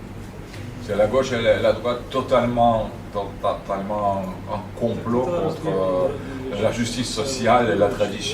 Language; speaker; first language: French; non-native, fluent; Russian